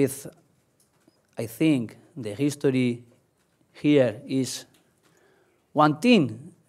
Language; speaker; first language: English; non-native, learner; Spanish